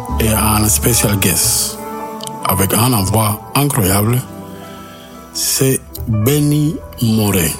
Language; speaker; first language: French; non-native, fluent; Spanish